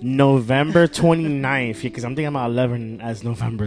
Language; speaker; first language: English; early bilingual, other home language; Spanish